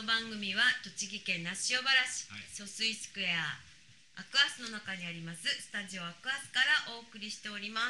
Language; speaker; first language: Japanese; native; Japanese